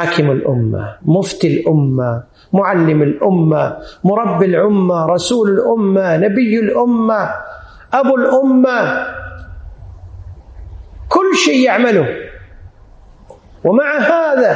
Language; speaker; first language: Arabic; native; Arabic